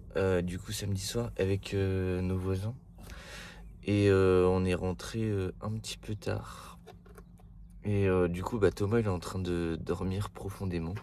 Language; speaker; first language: French; native; French